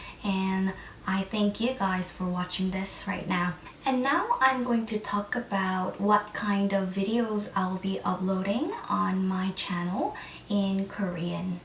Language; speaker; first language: English; early bilingual, other home language; Korean